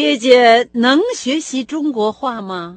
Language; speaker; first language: Chinese; non-native, fluent; Russian